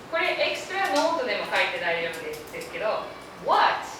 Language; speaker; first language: Japanese; non-native, fluent; English